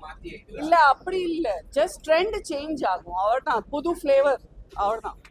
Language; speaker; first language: Tamil; non-native, local second language; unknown